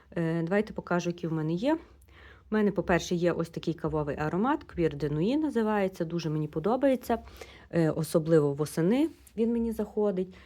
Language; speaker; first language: Ukrainian; non-native, local second language; Russian